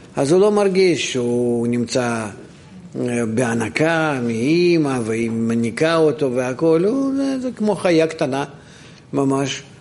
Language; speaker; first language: Hebrew; non-native, fluent; Russian